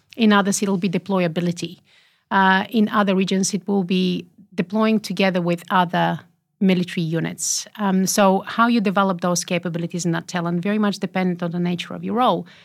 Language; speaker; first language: English; non-native, fluent; Bulgarian